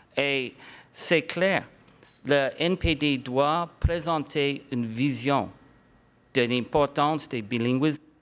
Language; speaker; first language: French; non-native, local second language; English